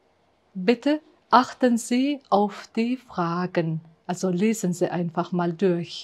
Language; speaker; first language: German; non-native, fluent; Uzbek